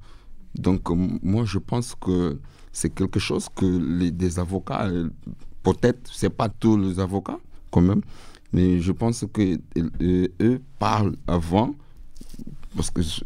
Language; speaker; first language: French; non-native, learner; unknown